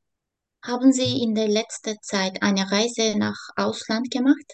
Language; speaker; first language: German; non-native, learner; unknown